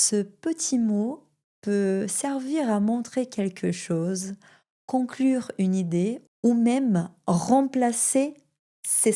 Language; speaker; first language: French; non-native, fluent; Portuguese